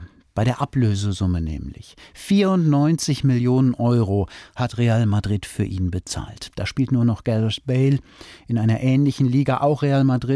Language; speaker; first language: German; native; German